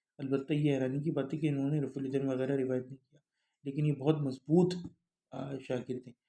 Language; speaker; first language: Urdu; early bilingual, heritage; Urdu